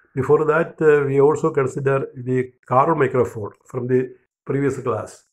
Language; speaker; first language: English; non-native, local second language; Malayalam